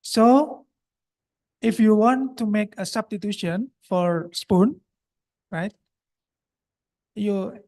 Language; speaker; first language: English; non-native, local second language; Indonesian